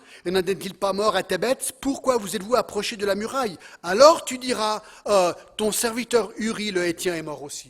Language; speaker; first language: French; non-native, fluent; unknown